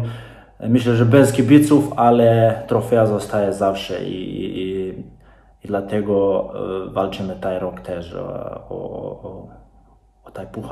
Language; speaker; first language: Polish; non-native, learner; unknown